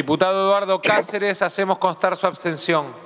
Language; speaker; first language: Spanish; native; Spanish